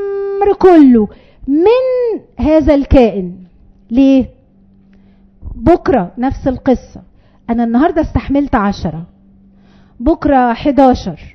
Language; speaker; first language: Arabic; native; Arabic